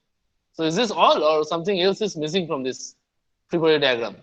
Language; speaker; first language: English; non-native, local second language; Bangla